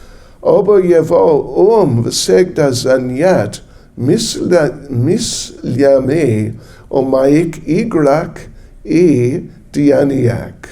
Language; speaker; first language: Russian; non-native, learner; English